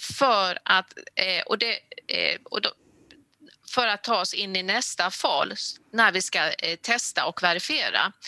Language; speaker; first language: Swedish; native; Swedish